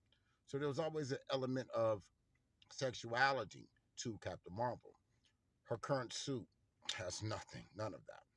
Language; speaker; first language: English; native; English